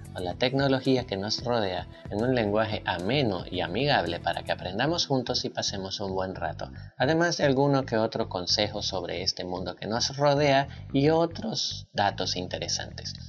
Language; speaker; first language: Spanish; native; Spanish